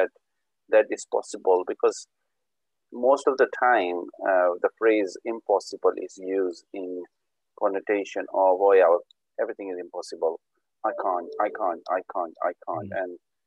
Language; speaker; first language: English; native; English